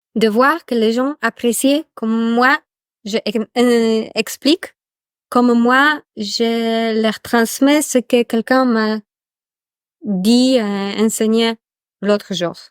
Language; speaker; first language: French; non-native, fluent; Polish